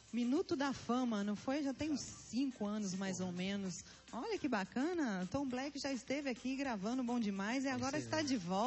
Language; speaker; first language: Portuguese; native; Portuguese